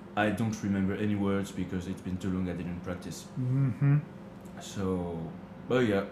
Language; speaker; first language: English; non-native, learner; French